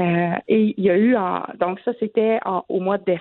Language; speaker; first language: French; native; French